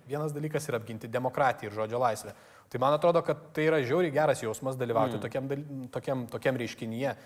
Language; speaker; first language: Lithuanian; native; Lithuanian